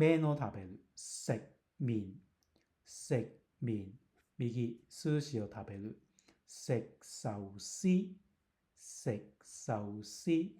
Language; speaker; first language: Japanese; non-native, fluent; Cantonese